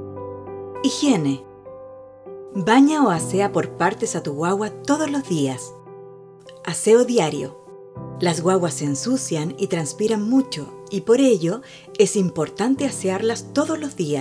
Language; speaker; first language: Spanish; native; Spanish